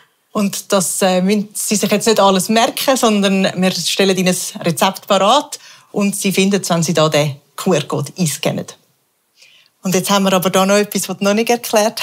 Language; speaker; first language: German; native; German